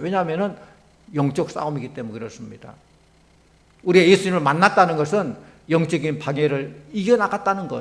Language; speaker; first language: Korean; native; Korean